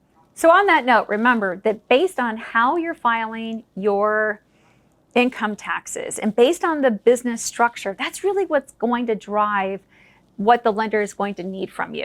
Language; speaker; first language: English; native; English